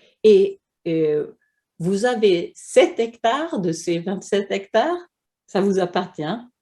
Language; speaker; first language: French; non-native, fluent; Swedish